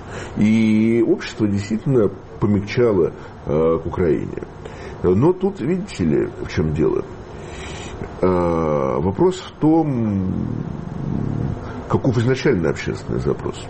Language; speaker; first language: Russian; native; Russian